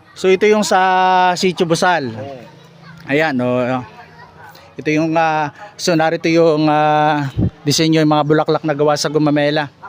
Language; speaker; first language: Filipino; non-native, local second language; Cebuano